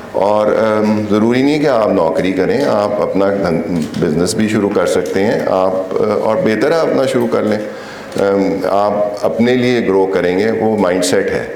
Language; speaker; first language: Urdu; native; Urdu